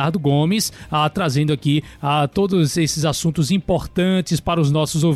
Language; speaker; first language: Portuguese; native; Portuguese